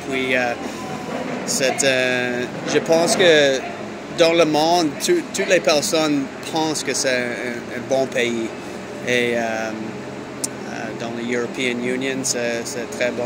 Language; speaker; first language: French; non-native, learner; English